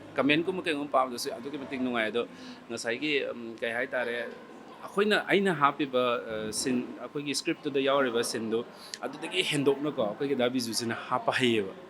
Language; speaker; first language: Manipuri; native; Manipuri